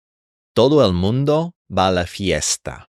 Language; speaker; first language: Spanish; non-native, fluent; English